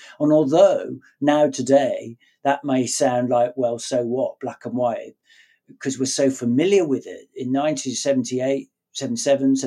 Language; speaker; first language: English; native; English